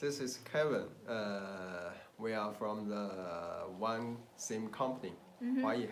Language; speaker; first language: English; non-native, learner; Chinese